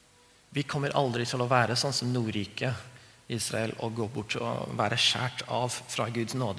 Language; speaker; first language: Norwegian; non-native, fluent; English